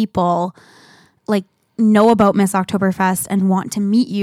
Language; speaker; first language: English; native; English